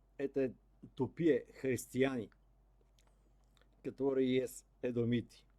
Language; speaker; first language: Russian; non-native, learner; Bulgarian